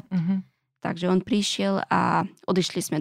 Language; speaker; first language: Slovak; non-native, learner; Pashto